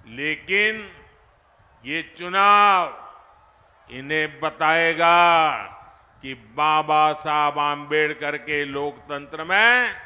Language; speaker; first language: Hindi; non-native, local second language; Gujarati